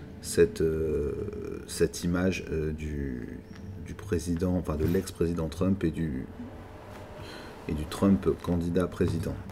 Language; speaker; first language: French; native; French